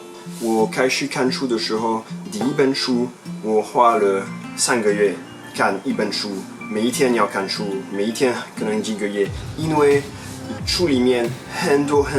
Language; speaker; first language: Chinese; non-native, fluent; French